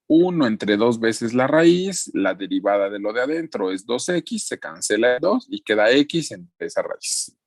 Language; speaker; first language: Spanish; native; Spanish